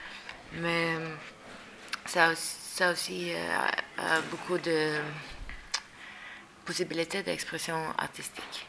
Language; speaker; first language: French; non-native, learner; Norwegian